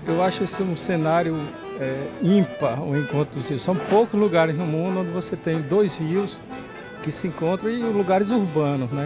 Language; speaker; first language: Portuguese; native; Portuguese